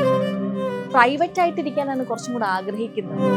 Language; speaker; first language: Malayalam; native; Malayalam